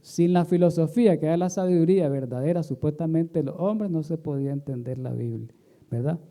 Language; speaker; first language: Spanish; native; Spanish